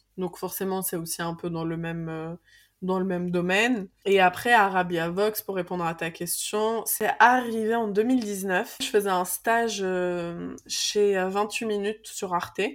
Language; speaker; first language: French; early bilingual, other home language; Arabic